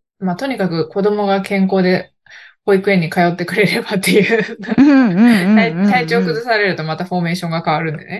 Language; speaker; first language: Japanese; native; Japanese